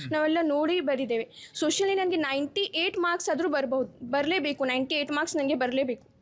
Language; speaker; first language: Kannada; non-native, local second language; Urdu